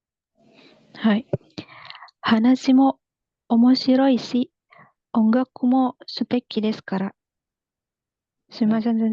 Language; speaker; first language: Japanese; non-native, learner; Indonesian